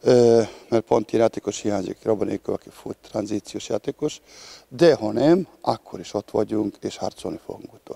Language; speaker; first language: Hungarian; non-native, learner; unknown